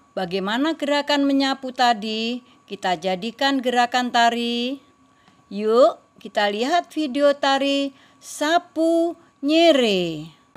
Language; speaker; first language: Indonesian; native; Indonesian